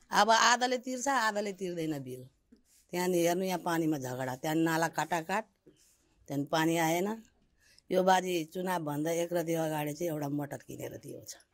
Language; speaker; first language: Nepali; non-native, local second language; Maithili